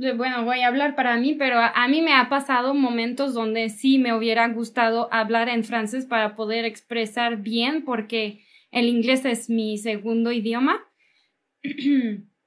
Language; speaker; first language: Spanish; non-native, fluent; English